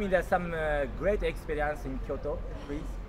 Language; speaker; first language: English; non-native, learner; Japanese